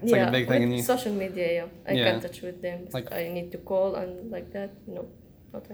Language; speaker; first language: English; non-native, learner; Arabic